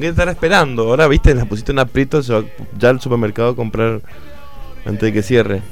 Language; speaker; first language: Spanish; native; Spanish